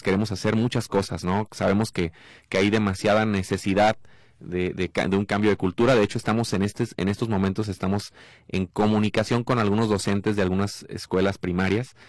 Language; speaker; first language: Spanish; native; Spanish